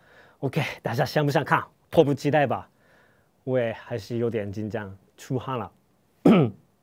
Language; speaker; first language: Chinese; non-native, fluent; Japanese